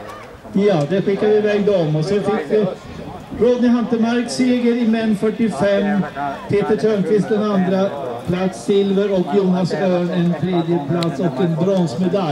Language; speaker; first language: Swedish; native; Swedish